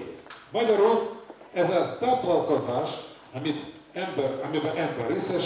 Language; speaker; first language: Hungarian; non-native, learner; Russian